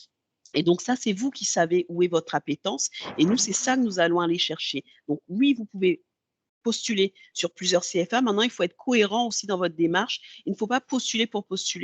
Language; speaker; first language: French; native; French